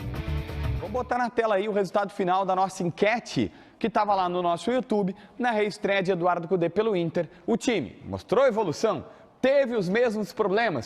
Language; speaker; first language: Portuguese; native; Portuguese